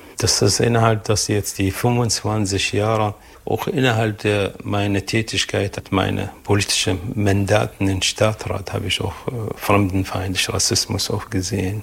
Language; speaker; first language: German; non-native, fluent; Arabic